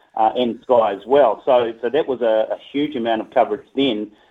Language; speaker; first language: English; native; English